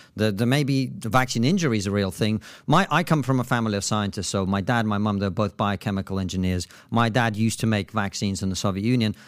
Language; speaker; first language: English; non-native, fluent; Russian